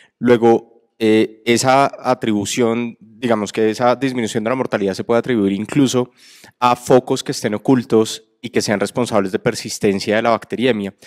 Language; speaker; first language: Spanish; native; Spanish